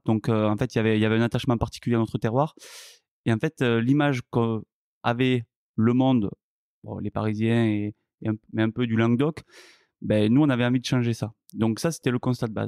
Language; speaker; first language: French; native; French